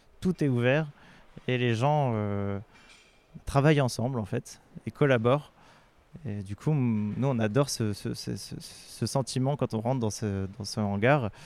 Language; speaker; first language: French; native; French